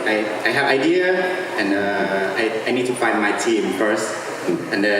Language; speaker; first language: English; non-native, fluent; Thai